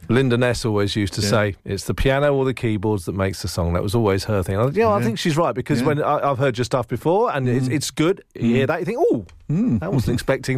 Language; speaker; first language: English; native; English